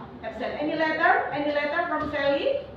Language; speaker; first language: English; non-native, learner; Indonesian